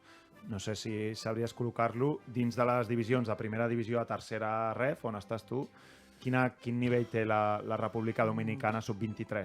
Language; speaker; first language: Catalan; native; Catalan